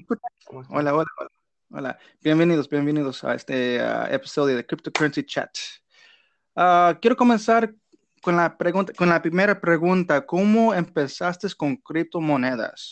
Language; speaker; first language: Spanish; non-native, learner; English